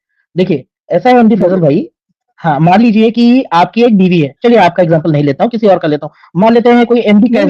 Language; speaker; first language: Hindi; native; Hindi